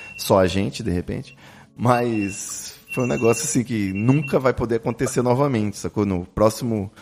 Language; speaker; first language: Portuguese; native; Portuguese